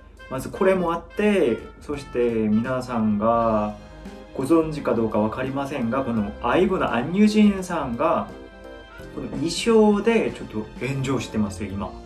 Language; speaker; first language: Japanese; non-native, fluent; Korean